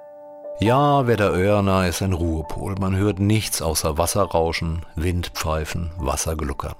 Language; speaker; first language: German; native; German